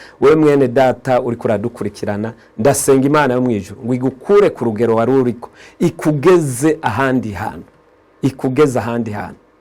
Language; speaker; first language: Rundi; native; Rundi